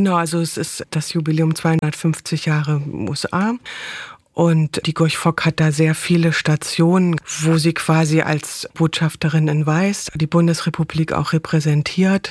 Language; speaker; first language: German; native; German